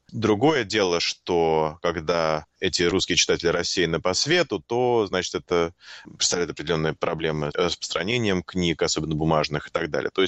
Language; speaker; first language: Russian; native; Russian